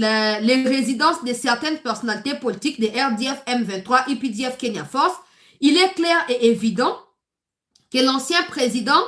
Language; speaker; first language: French; non-native, local second language; Lingala